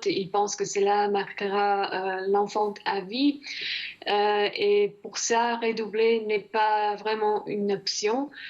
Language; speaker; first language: French; non-native, fluent; Croatian